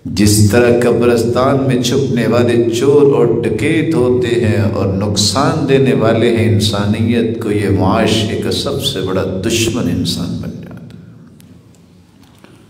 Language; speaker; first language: Urdu; non-native, local second language; Punjabi